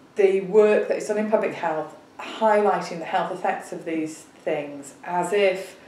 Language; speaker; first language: English; native; English